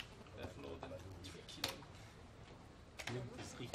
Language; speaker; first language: German; native; German